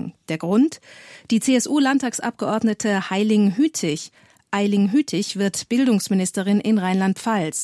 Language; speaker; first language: German; native; German